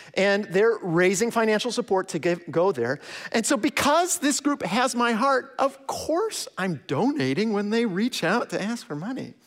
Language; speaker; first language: English; native; English